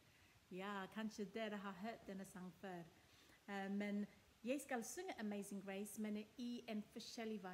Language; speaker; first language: Norwegian; non-native, fluent; English